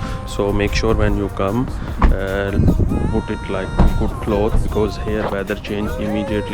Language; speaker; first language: English; non-native, learner; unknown